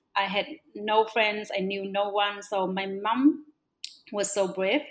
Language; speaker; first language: English; non-native, fluent; Vietnamese